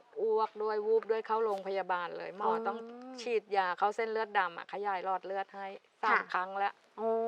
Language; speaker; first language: Thai; native; Thai